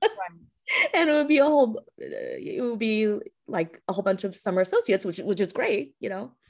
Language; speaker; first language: English; native; English